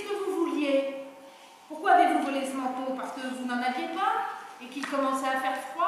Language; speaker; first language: French; native; French